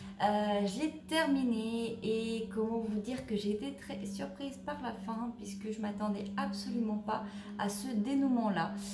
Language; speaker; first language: French; native; French